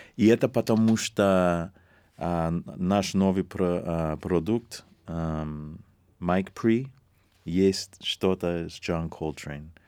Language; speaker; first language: Russian; non-native, learner; English